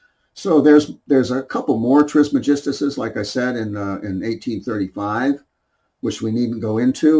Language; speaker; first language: English; native; English